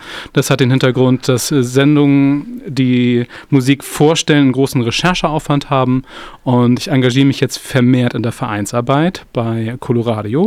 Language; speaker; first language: German; native; German